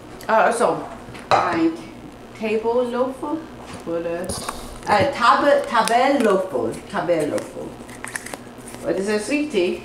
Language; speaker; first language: German; non-native, learner; English